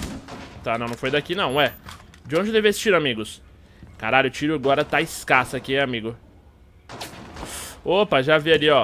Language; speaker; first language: Portuguese; native; Portuguese